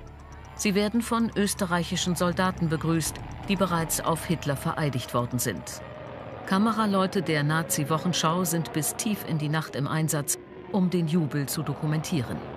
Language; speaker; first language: German; native; German